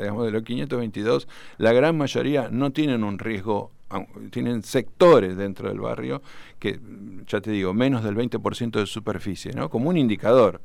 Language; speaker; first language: Spanish; native; Spanish